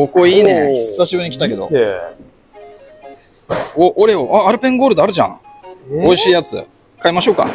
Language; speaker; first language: Japanese; native; Japanese